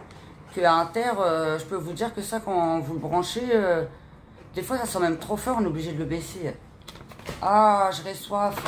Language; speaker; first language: French; native; French